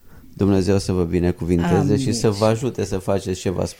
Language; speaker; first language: Romanian; native; Romanian